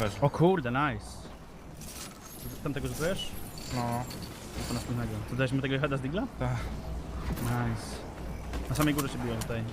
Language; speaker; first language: Polish; native; Polish